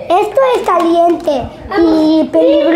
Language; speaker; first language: Spanish; native; Spanish